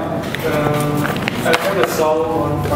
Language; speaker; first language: English; non-native, learner; Vietnamese